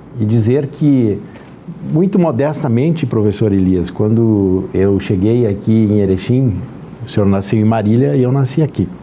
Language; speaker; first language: Portuguese; native; Portuguese